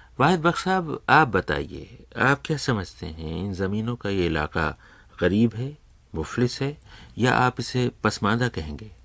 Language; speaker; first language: Urdu; native; Urdu